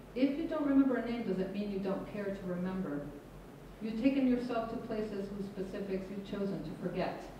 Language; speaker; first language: English; non-native, fluent; Spanish